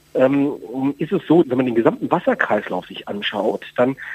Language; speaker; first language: German; native; German